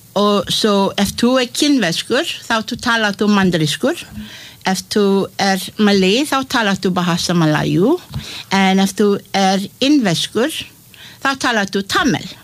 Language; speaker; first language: Icelandic; non-native, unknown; Malay